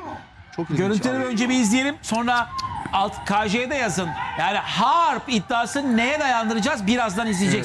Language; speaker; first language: Turkish; native; Turkish